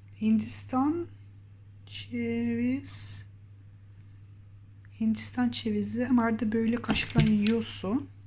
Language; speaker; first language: Turkish; early bilingual, heritage; Turkish